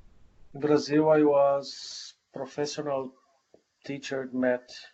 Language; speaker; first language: English; non-native, learner; Portuguese